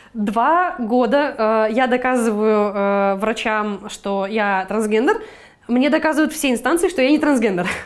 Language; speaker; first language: Russian; native; Russian